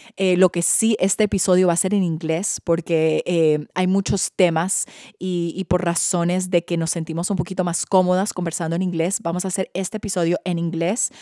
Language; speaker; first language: Spanish; early bilingual, heritage; Spanish